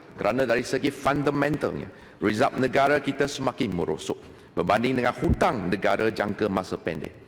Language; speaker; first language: Malay; non-native, local second language; Chinese